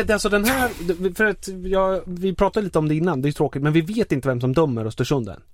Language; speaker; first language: Swedish; native; Swedish